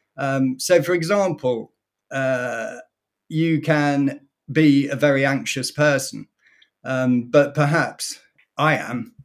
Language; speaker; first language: English; native; English